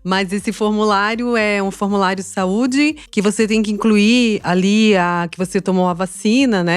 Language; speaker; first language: Portuguese; native; Portuguese